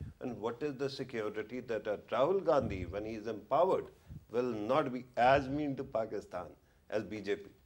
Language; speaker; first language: English; non-native, local second language; Urdu